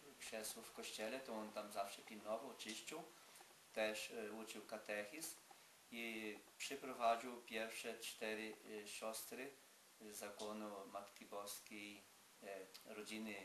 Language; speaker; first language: Polish; early bilingual, heritage; Polish